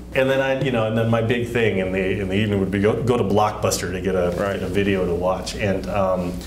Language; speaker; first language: English; native; English